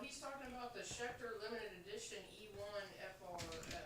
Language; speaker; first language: English; native; English